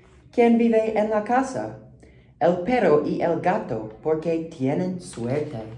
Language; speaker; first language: Spanish; non-native, learner; English